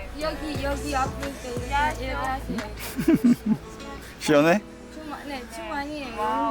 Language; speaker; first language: Korean; non-native, learner; Greek